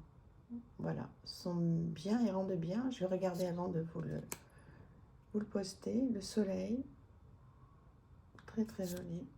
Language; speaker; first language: French; native; French